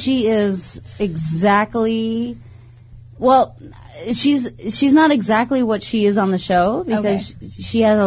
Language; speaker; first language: English; native; English